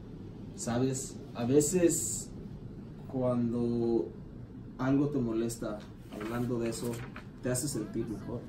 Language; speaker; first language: Spanish; non-native, learner; English